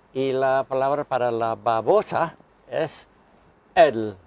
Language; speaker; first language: Spanish; non-native, fluent; English